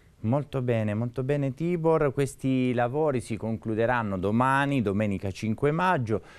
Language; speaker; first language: Italian; native; Italian